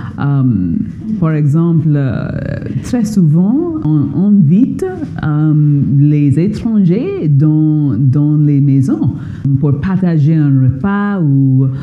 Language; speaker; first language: French; non-native, fluent; English